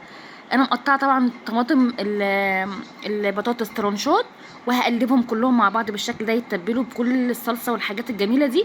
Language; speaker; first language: Arabic; native; Arabic